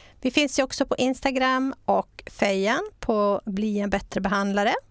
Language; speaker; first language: Swedish; native; Swedish